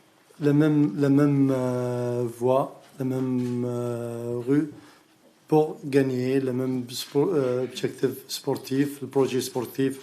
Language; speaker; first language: French; non-native, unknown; Arabic